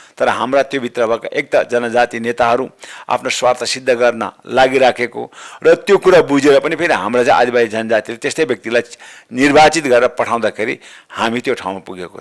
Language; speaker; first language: Nepali; non-native, local second language; Sherpa